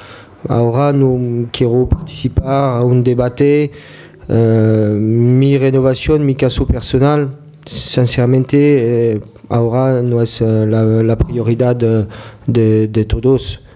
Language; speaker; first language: Spanish; non-native, fluent; French